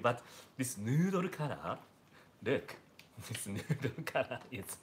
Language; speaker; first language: English; non-native, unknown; Japanese